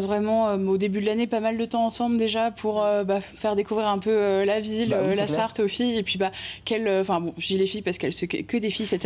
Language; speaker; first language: French; native; French